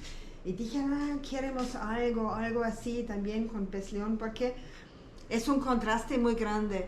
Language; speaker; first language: Spanish; non-native, learner; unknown